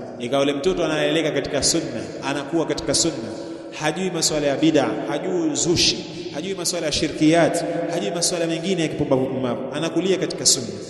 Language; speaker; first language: Swahili; native; Swahili